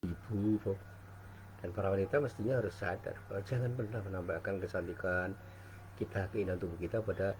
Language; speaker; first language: Indonesian; native; Indonesian